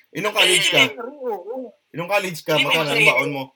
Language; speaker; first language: Filipino; non-native, local second language; Hiligaynon